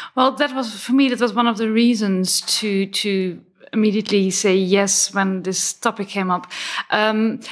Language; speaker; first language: English; non-native, fluent; Dutch